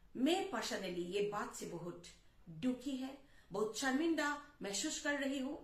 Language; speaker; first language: Hindi; non-native, local second language; Assamese